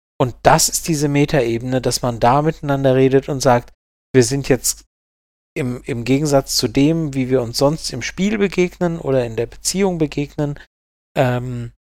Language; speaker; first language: German; native; German